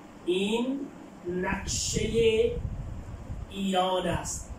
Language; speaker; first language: Persian; non-native, fluent; Urdu